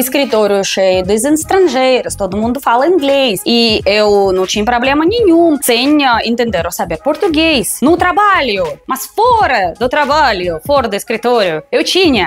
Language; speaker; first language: Portuguese; non-native, fluent; Russian